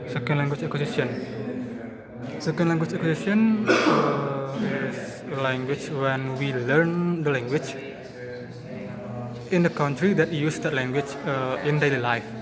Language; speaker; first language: English; non-native, learner; Indonesian